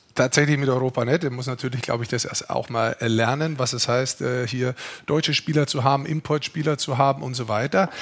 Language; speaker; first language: German; native; German